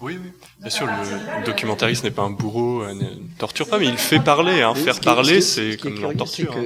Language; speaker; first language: French; native; French